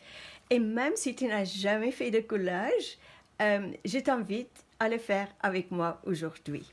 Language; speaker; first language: French; non-native, fluent; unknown